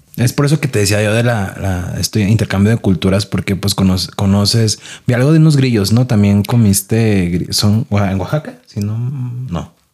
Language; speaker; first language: Spanish; native; Spanish